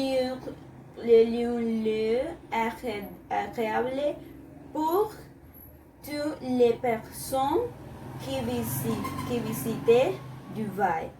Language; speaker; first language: French; non-native, learner; Spanish